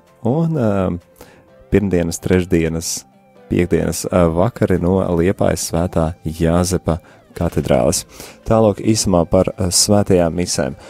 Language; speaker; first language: Latvian; native; Latvian